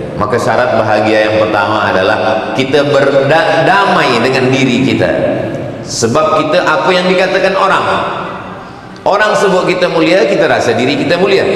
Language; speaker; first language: Malay; native; Malay